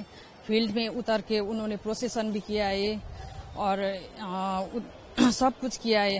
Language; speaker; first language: Hindi; non-native, local second language; Nepali